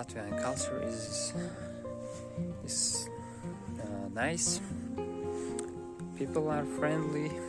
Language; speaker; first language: English; non-native, learner; Uzbek